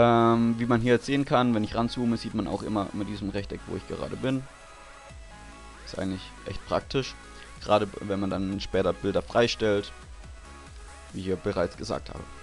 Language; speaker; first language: German; native; German